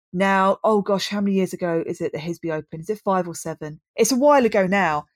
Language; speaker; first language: English; native; English